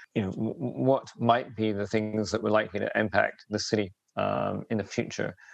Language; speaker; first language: English; native; English